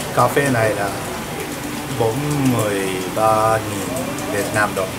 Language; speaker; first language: Vietnamese; non-native, learner; Japanese